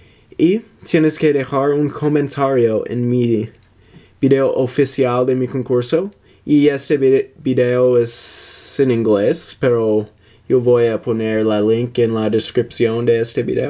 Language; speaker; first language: Spanish; early bilingual, heritage; English